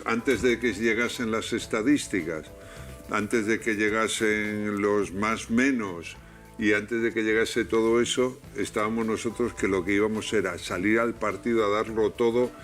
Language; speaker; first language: Spanish; native; Spanish